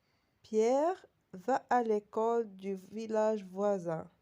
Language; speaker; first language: French; non-native, local second language; Arabic